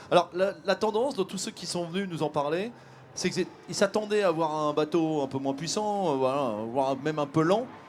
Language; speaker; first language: French; native; French